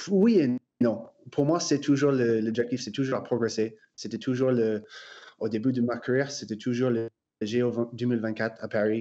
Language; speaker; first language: French; non-native, fluent; English